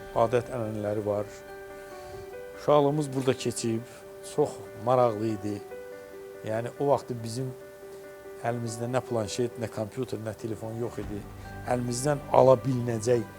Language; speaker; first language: Azerbaijani; native; Azerbaijani